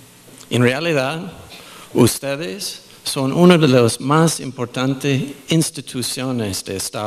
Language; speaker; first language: Spanish; non-native, fluent; English